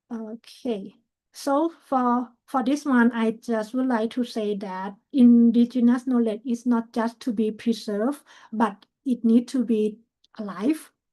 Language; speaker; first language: English; non-native, fluent; Thai